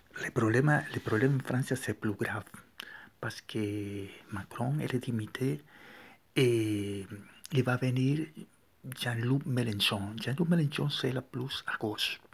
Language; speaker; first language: French; non-native, learner; Spanish